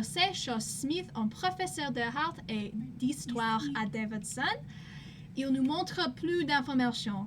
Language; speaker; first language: French; non-native, learner; English